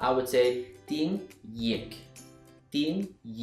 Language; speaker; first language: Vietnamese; non-native, learner; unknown